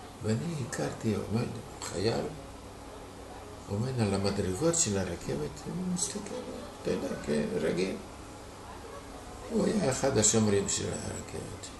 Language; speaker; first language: Hebrew; non-native, fluent; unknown